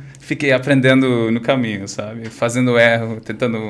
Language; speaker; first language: Portuguese; non-native, fluent; English